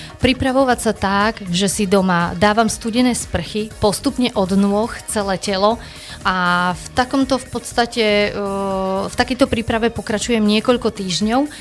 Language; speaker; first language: Slovak; native; Slovak